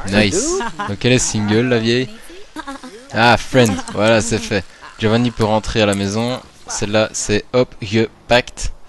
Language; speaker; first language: French; native; French